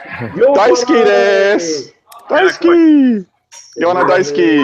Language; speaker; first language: Japanese; non-native, learner; English